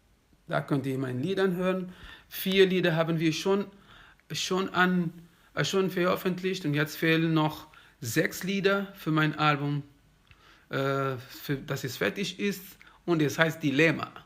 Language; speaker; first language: German; non-native, fluent; Kabuverdianu